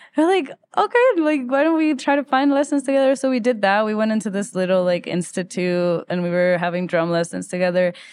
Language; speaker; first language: English; early bilingual, other home language; Spanish